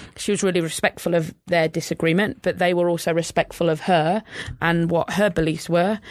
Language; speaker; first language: English; native; English